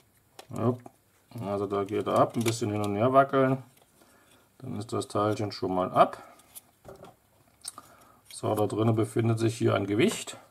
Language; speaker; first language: German; native; German